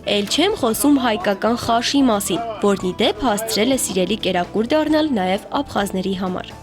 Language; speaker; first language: Armenian; native; Armenian